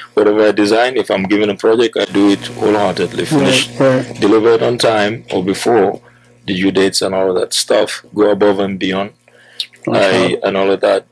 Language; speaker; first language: English; non-native, local second language; Wolof